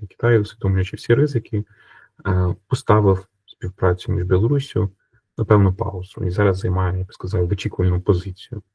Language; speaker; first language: Ukrainian; native; Ukrainian